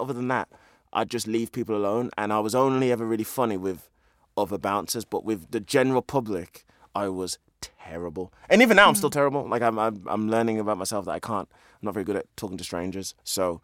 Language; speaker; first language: English; native; English